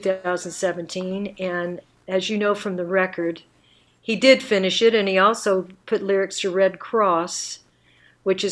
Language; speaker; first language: English; native; English